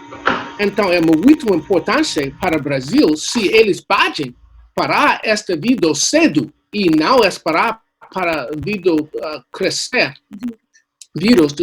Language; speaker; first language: Portuguese; non-native, learner; English